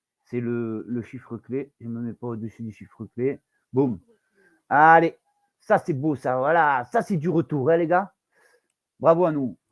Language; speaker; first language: French; native; French